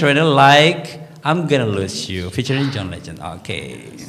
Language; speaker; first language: English; non-native, learner; Indonesian